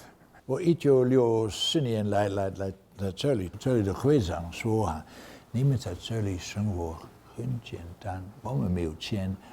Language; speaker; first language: Chinese; non-native, fluent; Dutch